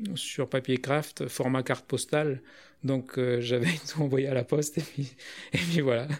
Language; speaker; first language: French; native; French